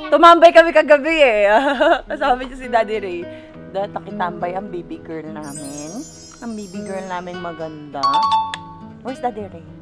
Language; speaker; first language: Filipino; native; Filipino